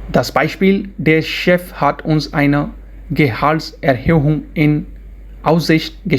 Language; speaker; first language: German; non-native, fluent; Hindi